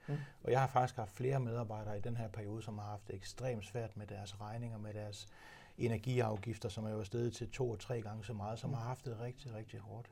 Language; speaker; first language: Danish; native; Danish